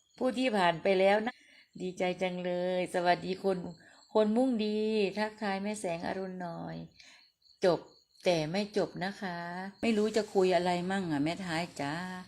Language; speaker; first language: Thai; non-native, local second language; Northeastern Thai